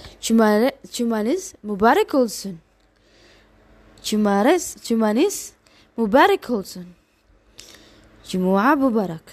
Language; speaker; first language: Turkish; non-native, learner; Indonesian